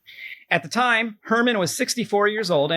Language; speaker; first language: English; native; English